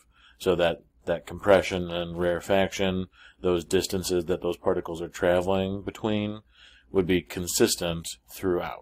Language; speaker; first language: English; native; English